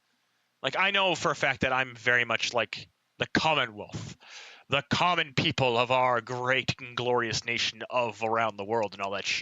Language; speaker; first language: English; native; English